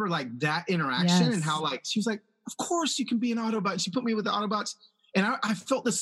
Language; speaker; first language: English; early bilingual, other home language; Spanish